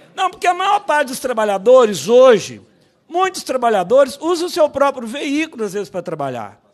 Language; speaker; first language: Portuguese; native; Portuguese